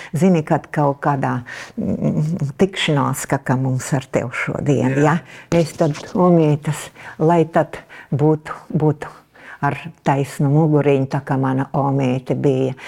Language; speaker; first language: Latvian; non-native, local second language; Russian